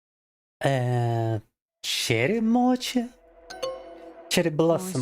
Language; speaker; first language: Japanese; non-native, learner; Russian